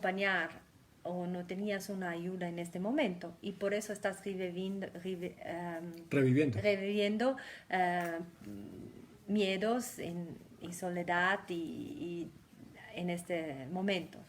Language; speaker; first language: Spanish; non-native, fluent; German